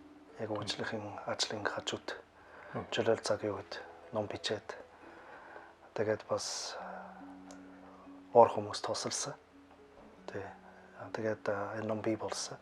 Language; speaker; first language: Mongolian; non-native, learner; German